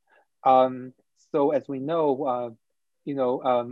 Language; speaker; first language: English; non-native, fluent; Chinese